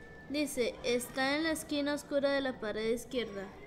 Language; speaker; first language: Spanish; native; Spanish